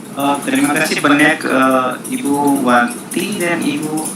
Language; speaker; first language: Indonesian; non-native, fluent; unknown